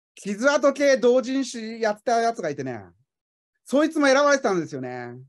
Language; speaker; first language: Japanese; native; Japanese